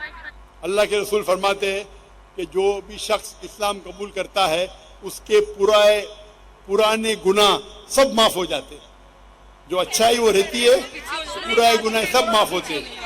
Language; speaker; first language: Hindi; non-native, local second language; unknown